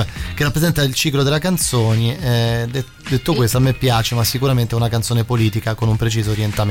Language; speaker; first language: Italian; native; Italian